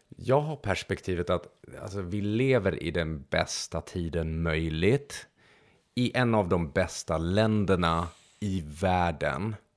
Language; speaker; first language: Swedish; early bilingual, other home language; Hungarian